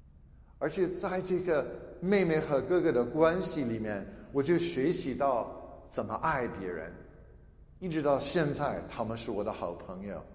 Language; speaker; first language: Chinese; non-native, fluent; English